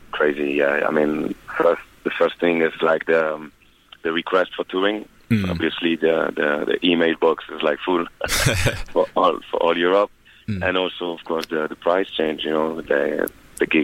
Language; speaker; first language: English; non-native, fluent; French